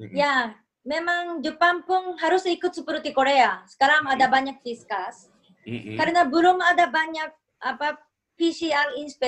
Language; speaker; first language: Indonesian; non-native, fluent; Japanese